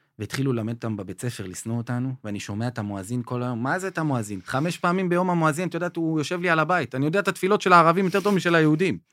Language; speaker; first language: Hebrew; native; Hebrew